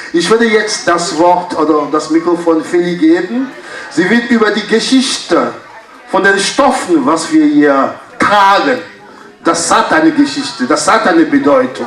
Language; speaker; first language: German; non-native, fluent; French